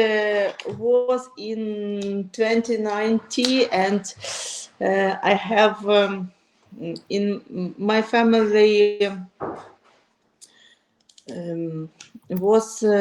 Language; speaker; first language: English; non-native, learner; Ukrainian